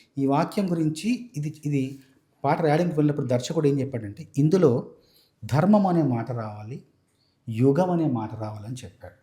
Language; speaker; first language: Telugu; native; Telugu